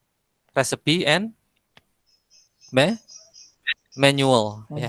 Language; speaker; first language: English; non-native, fluent; Indonesian